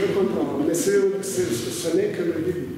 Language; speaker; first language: French; non-native, fluent; Russian